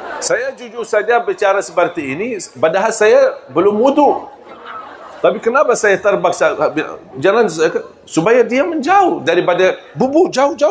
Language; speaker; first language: Malay; non-native, fluent; Arabic